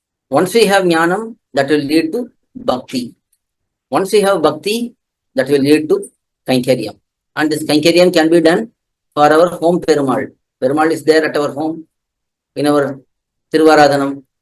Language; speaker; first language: English; non-native, local second language; Tamil